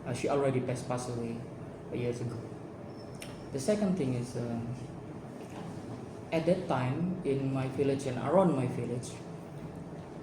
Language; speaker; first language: English; non-native, fluent; Indonesian